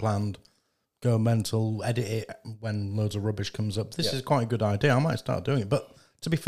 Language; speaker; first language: English; native; English